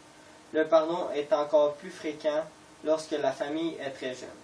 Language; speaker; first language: French; native; French